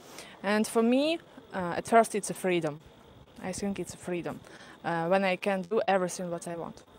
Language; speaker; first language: English; non-native, fluent; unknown